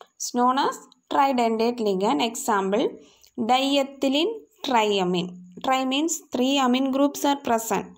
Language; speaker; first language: English; non-native, local second language; Tamil